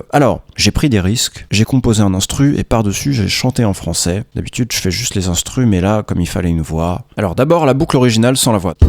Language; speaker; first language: French; native; French